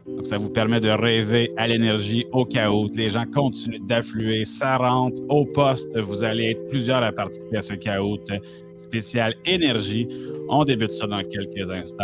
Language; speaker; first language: French; native; French